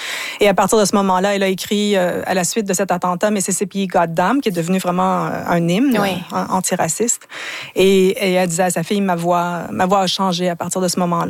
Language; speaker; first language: French; native; French